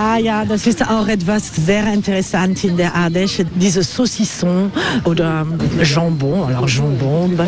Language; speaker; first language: German; non-native, learner; French